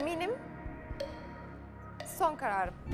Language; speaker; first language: Turkish; early bilingual, heritage; Turkish